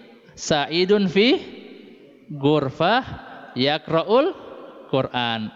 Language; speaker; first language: Arabic; non-native, fluent; Indonesian